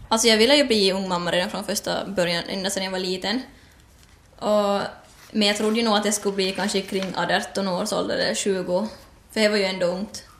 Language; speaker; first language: Swedish; native; Swedish